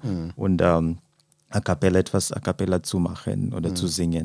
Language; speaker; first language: German; non-native, fluent; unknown